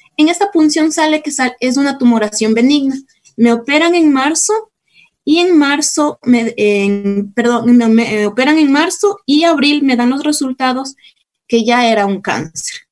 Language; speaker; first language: Spanish; native; Spanish